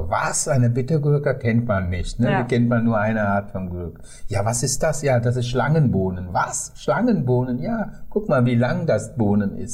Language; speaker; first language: German; non-native, fluent; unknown